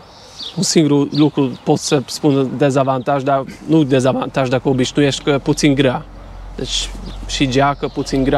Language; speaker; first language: Romanian; non-native, local second language; Hungarian